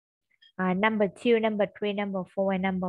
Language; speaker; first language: English; non-native, fluent; Vietnamese